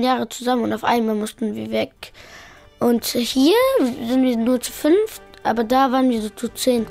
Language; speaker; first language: German; early bilingual, other home language; Pashto